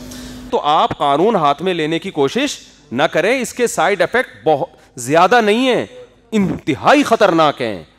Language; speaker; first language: Urdu; native; Urdu